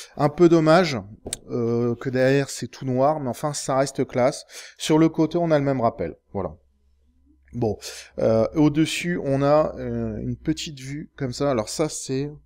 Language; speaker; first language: French; native; French